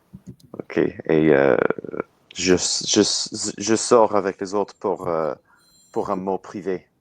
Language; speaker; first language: French; non-native, learner; English